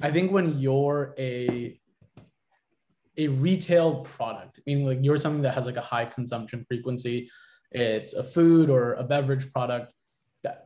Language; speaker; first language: English; native; English